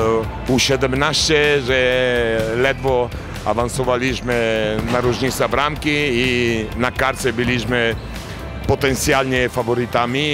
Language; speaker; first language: Polish; non-native, learner; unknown